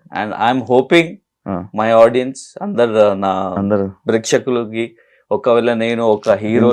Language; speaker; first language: Telugu; non-native, learner; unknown